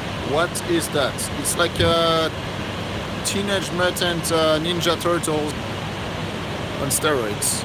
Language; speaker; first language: English; non-native, fluent; French